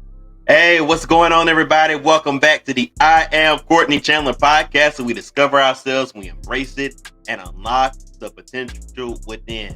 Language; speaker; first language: English; native; English